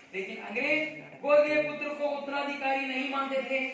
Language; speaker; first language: Hindi; non-native, local second language; Kannada